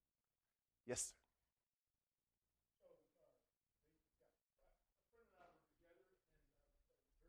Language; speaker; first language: English; native; English